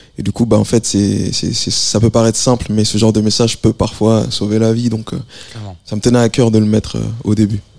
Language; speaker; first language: French; native; French